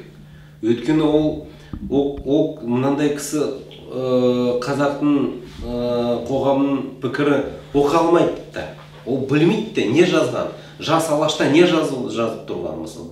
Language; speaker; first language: Kazakh; non-native, local second language; Russian